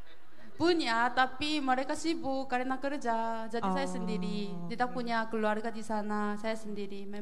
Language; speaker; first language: Indonesian; non-native, learner; Korean